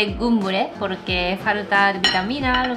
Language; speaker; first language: Spanish; non-native, fluent; Japanese